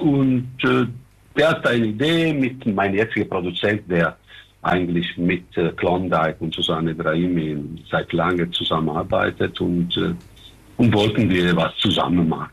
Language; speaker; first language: German; non-native, fluent; Italian